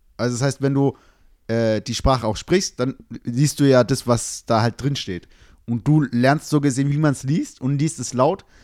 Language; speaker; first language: German; early bilingual, other home language; Turkish